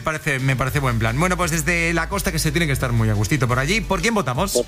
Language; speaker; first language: Spanish; native; Spanish